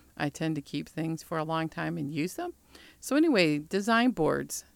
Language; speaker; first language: English; native; English